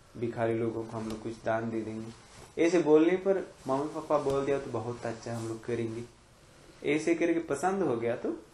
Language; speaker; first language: Hindi; non-native, fluent; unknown